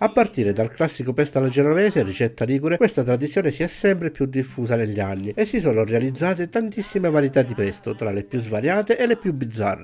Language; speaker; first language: Italian; native; Italian